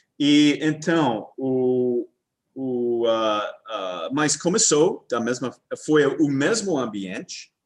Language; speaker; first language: Portuguese; non-native, fluent; English